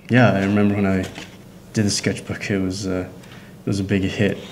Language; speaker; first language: English; native; English